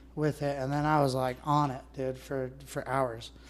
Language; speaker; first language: English; native; English